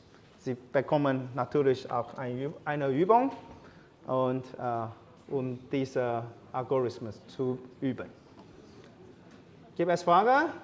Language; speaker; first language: German; non-native, learner; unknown